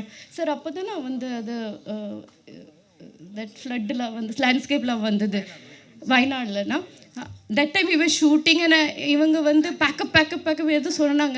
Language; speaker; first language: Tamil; non-native, learner; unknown